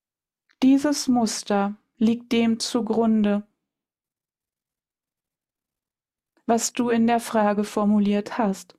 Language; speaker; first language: German; native; German